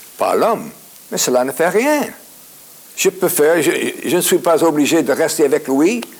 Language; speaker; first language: French; non-native, fluent; English